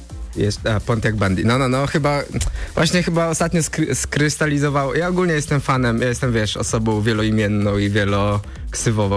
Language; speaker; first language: Polish; native; Polish